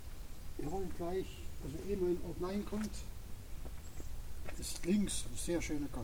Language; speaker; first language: German; native; German